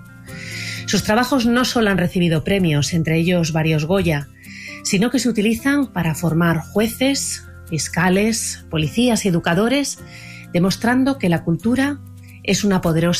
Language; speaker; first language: Spanish; native; Spanish